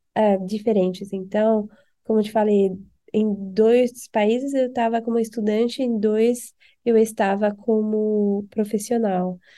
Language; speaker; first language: Portuguese; non-native, fluent; French